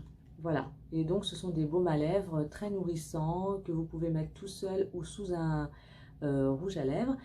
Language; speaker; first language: French; native; French